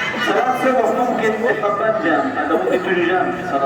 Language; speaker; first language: Indonesian; non-native, learner; Arabic